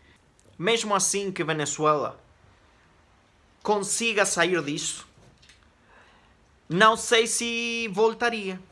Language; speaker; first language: Portuguese; non-native, fluent; Spanish